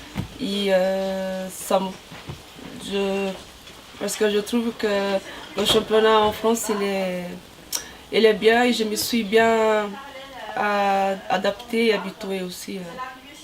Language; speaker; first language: French; non-native, fluent; Portuguese